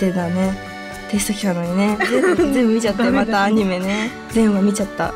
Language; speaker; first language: Japanese; native; Japanese